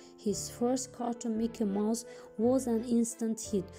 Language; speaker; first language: English; non-native, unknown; Azerbaijani